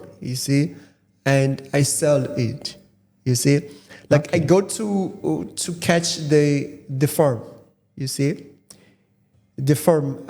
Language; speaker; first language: English; non-native, fluent; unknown